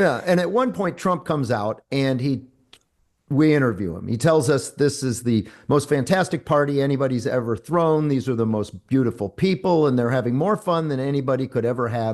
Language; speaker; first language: English; native; English